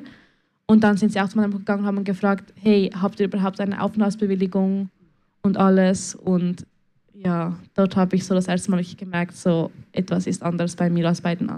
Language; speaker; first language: German; early bilingual, other home language; Spanish